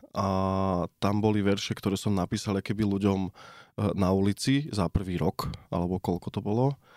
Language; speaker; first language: Slovak; native; Slovak